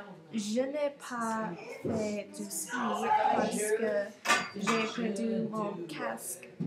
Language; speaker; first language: French; non-native, learner; English